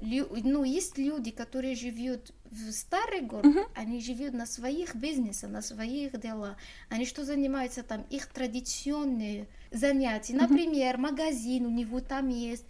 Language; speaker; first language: Russian; non-native, learner; Arabic